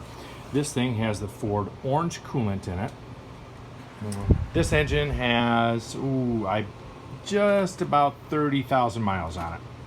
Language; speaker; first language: English; native; English